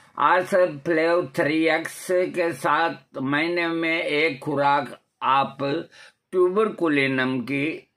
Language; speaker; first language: Hindi; non-native, local second language; Marwari